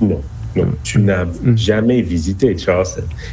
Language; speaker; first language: French; non-native, fluent; English